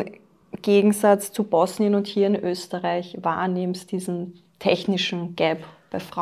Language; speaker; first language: German; native; German